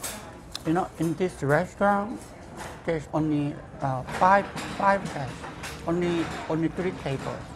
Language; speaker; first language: English; non-native, fluent; Korean